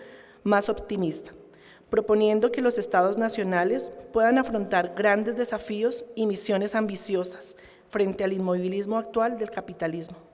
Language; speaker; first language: Spanish; native; Spanish